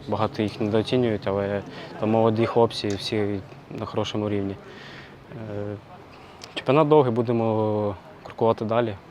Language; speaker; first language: Ukrainian; native; Ukrainian